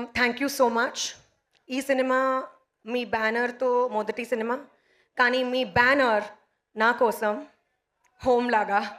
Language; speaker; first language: Telugu; non-native, learner; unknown